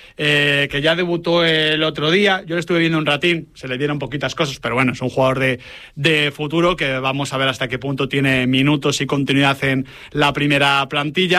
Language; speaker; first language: Spanish; native; Spanish